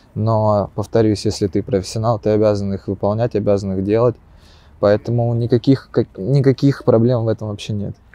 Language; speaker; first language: Russian; native; Russian